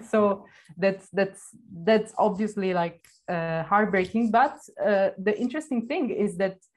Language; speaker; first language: English; non-native, fluent; Italian